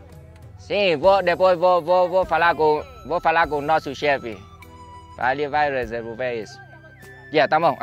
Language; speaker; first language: Portuguese; non-native, learner; Vietnamese